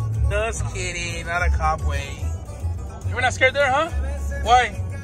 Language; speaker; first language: English; early bilingual, other home language; Spanish